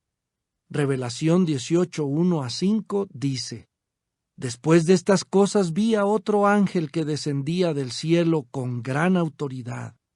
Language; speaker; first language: Spanish; native; Spanish